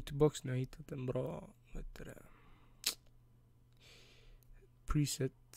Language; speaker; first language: Swedish; early bilingual, other home language; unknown